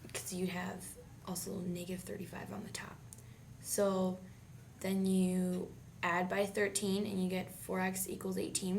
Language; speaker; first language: English; native; English